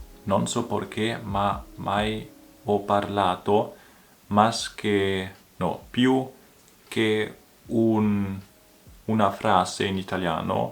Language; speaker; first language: Italian; non-native, learner; German